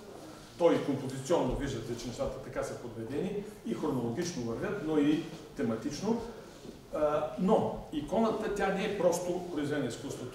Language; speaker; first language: Bulgarian; native; Bulgarian